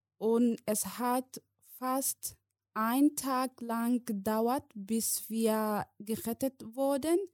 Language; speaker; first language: German; non-native, learner; Somali